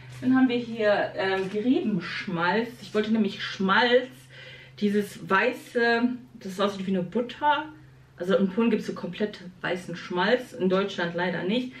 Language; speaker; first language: German; early bilingual, other home language; Polish